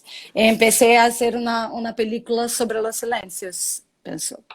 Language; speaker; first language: Spanish; non-native, learner; Portuguese